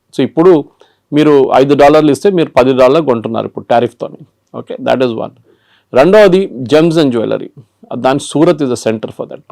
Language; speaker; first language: Telugu; non-native, local second language; Malayalam